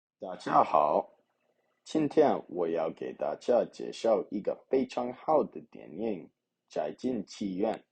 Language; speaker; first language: Chinese; non-native, learner; English